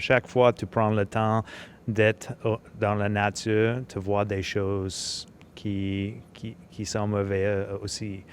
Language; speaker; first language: French; non-native, local second language; English